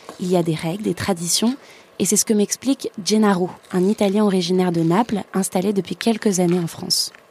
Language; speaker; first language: French; native; French